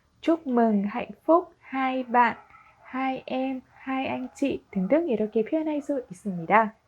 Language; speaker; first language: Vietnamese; non-native, fluent; Korean